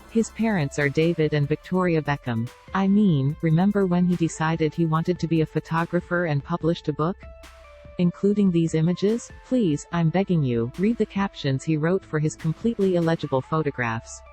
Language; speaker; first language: English; native; English